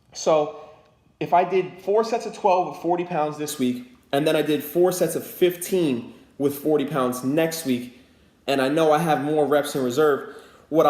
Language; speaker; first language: English; native; English